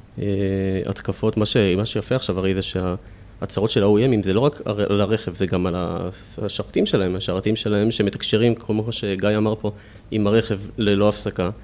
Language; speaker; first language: Hebrew; native; Hebrew